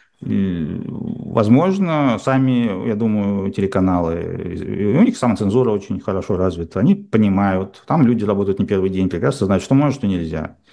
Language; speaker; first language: Russian; native; Russian